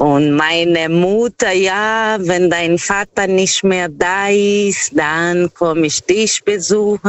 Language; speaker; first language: German; non-native, learner; Portuguese